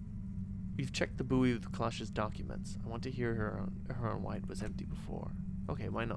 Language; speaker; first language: English; native; English